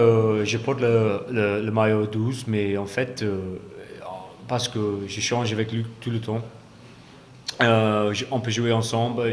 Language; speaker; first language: French; non-native, fluent; English